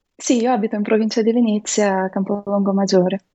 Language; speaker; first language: Italian; non-native, fluent; Russian